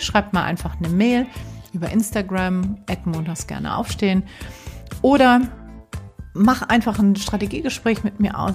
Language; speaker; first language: German; native; German